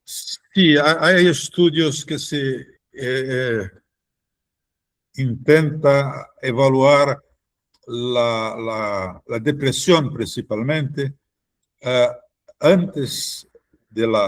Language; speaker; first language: Spanish; non-native, fluent; Portuguese